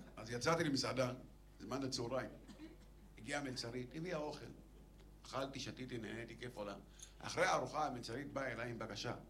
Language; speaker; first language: Hebrew; non-native, local second language; Arabic